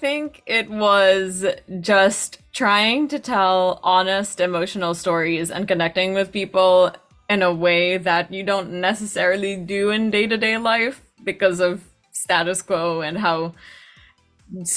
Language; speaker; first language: English; non-native, local second language; Filipino